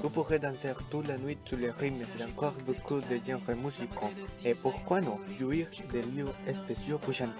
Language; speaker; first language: French; non-native, learner; Spanish